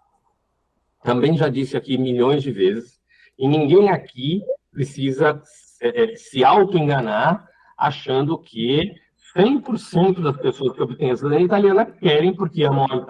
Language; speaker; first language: Portuguese; native; Portuguese